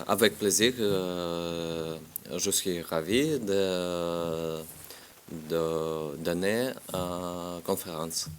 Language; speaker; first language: French; non-native, learner; Russian